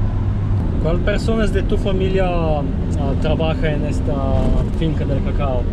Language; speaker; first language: Spanish; non-native, learner; Bulgarian